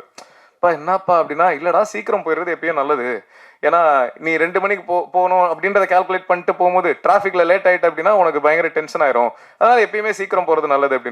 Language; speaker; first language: Tamil; native; Tamil